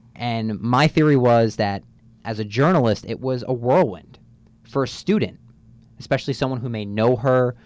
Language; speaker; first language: English; native; English